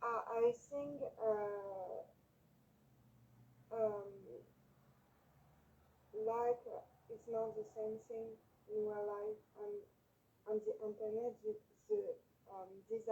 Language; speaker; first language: English; non-native, learner; French